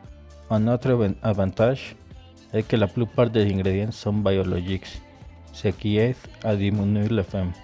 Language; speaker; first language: French; non-native, learner; Spanish